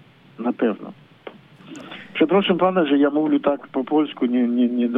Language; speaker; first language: Polish; non-native, learner; Ukrainian